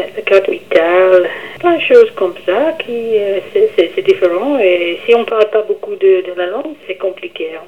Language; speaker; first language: French; non-native, fluent; English